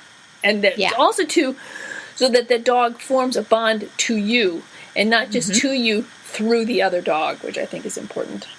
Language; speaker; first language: English; native; English